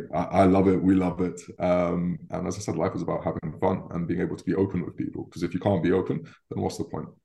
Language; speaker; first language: English; native; English